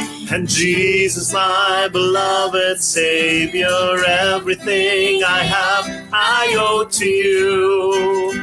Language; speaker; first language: English; non-native, local second language; Filipino